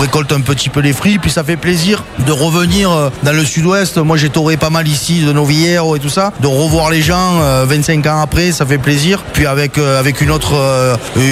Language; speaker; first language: French; native; French